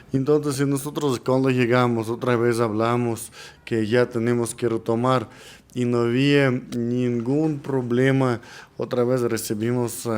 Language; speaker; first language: Spanish; non-native, learner; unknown